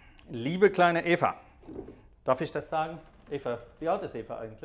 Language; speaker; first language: German; non-native, fluent; English